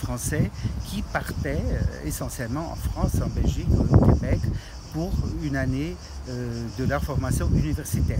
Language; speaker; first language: French; non-native, fluent; Portuguese